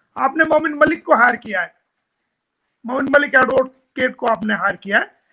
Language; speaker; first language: Hindi; native; Hindi